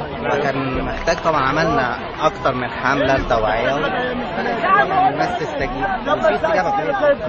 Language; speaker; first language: Arabic; native; Arabic